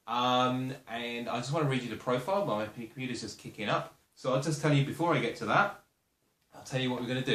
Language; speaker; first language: English; native; English